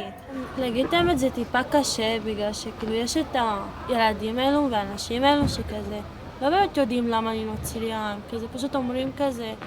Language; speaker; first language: Hebrew; early bilingual, other home language; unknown